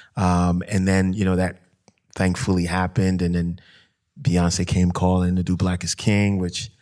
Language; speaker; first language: English; non-native, local second language; Akan